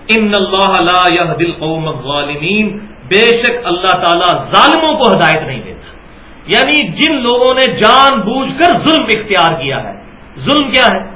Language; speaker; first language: Urdu; non-native, local second language; Punjabi